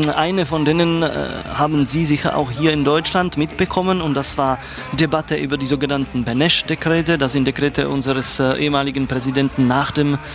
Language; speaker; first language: German; non-native, fluent; Czech